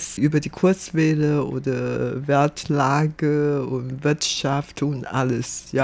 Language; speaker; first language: German; non-native, fluent; Chinese